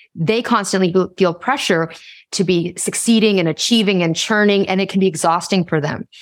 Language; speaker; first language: English; native; English